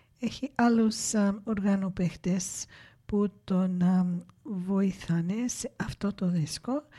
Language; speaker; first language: Greek; early bilingual, heritage; Greek